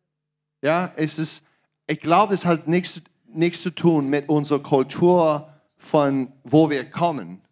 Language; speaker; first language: German; non-native, learner; English